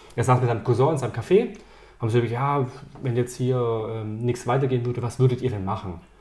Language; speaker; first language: German; early bilingual, other home language; Italian